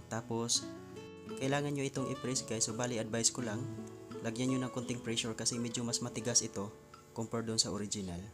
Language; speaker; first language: Filipino; non-native, local second language; Cebuano